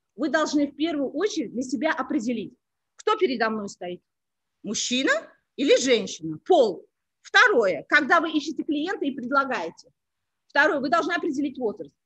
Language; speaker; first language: Russian; non-native, local second language; Uzbek